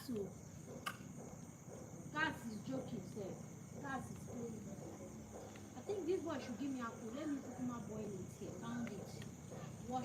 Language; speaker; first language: English; non-native, local second language; Igbo